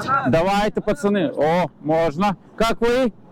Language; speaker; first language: Russian; non-native, learner; Lithuanian